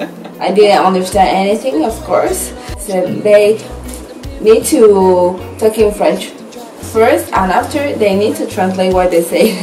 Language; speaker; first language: English; non-native, learner; Spanish